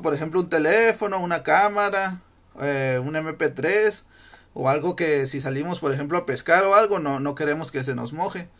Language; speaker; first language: Spanish; native; Spanish